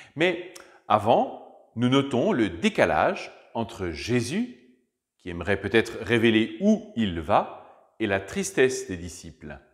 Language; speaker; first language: French; native; French